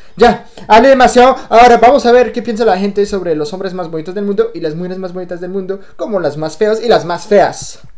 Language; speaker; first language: Spanish; non-native, fluent; French